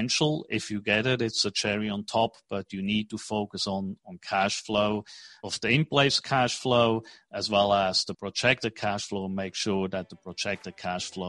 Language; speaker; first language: English; non-native, fluent; Swiss German